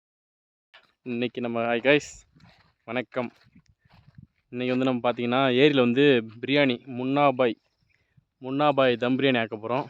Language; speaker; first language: Tamil; native; Tamil